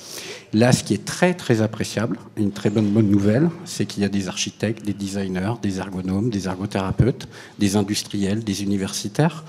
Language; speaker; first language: French; native; French